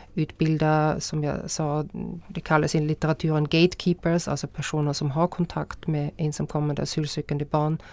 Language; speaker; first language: Swedish; non-native, fluent; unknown